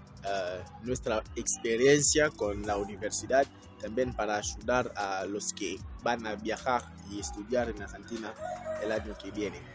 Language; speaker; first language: Spanish; non-native, fluent; French